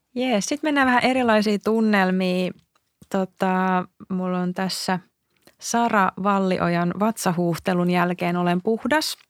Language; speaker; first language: Finnish; native; Finnish